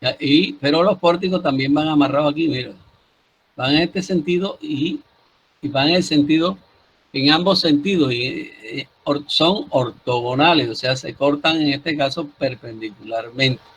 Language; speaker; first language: Spanish; native; Spanish